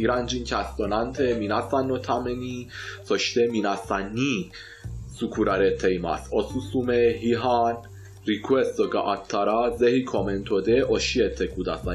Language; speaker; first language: Japanese; non-native, fluent; Persian